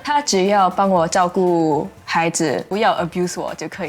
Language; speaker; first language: Chinese; non-native, local second language; English